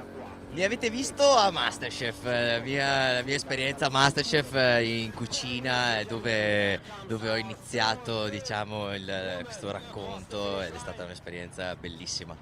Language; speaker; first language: Italian; native; Italian